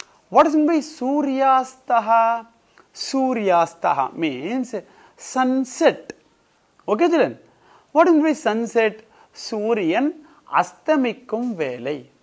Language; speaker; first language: English; non-native, local second language; Tamil